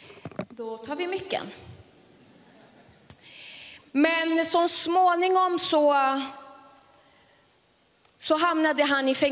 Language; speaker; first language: Swedish; early bilingual, other home language; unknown